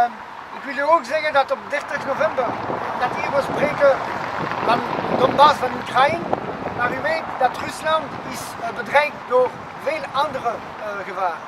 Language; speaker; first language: Dutch; non-native, learner; Arabic